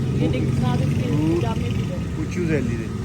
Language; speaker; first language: Turkish; non-native, learner; Urdu